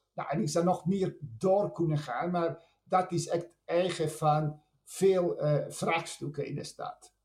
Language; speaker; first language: Dutch; non-native, fluent; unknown